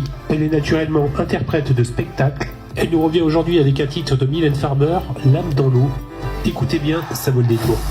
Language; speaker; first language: French; native; French